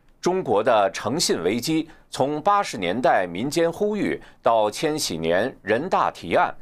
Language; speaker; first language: Chinese; native; Chinese